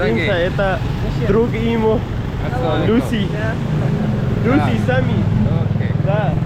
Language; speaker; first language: Russian; non-native, learner; Pashto